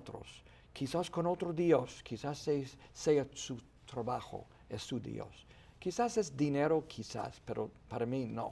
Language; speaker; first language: Spanish; non-native, fluent; English